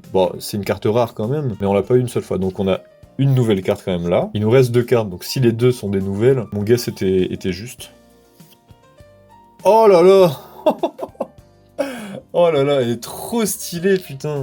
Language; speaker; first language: French; native; French